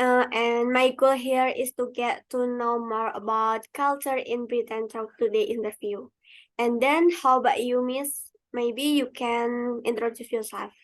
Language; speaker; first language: English; non-native, learner; Indonesian